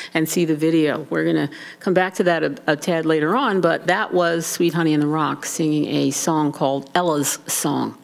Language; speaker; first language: English; native; English